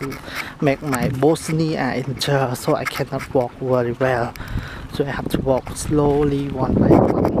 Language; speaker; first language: English; non-native, learner; Khmer